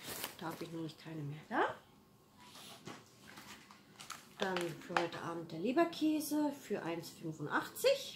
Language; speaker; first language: German; native; German